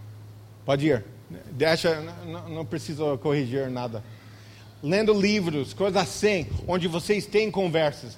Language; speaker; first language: Portuguese; non-native, fluent; English